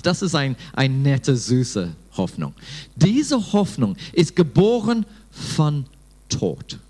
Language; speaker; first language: German; non-native, fluent; English